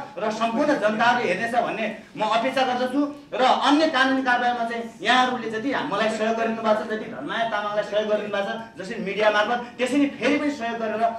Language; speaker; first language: Nepali; native; Nepali